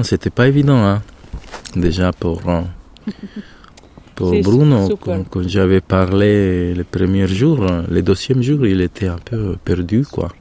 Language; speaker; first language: French; non-native, fluent; Spanish